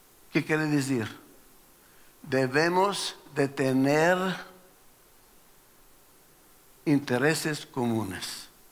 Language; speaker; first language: Spanish; non-native, learner; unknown